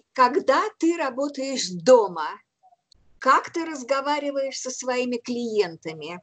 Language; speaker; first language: Russian; native; Russian